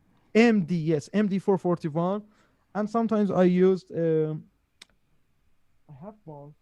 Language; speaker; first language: English; non-native, learner; Persian